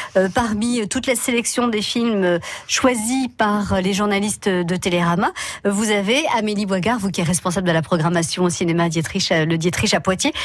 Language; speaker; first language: French; native; French